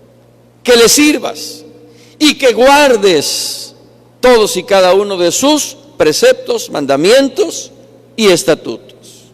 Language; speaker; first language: Spanish; native; Spanish